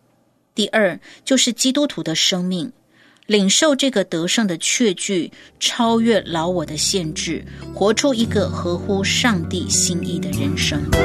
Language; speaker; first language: Chinese; native; Chinese